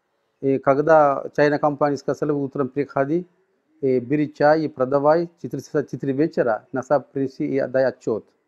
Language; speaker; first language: Russian; non-native, learner; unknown